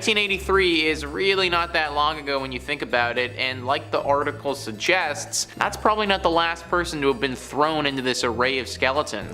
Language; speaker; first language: English; native; English